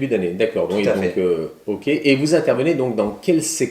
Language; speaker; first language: French; native; French